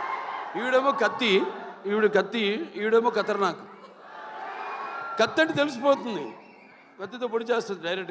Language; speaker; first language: Telugu; native; Telugu